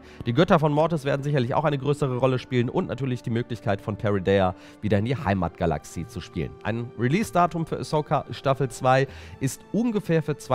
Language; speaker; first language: German; native; German